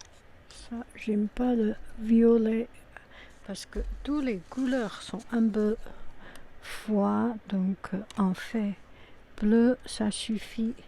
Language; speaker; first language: French; non-native, fluent; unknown